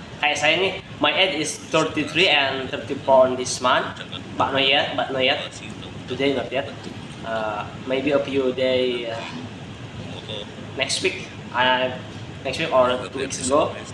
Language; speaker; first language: English; non-native, learner; Indonesian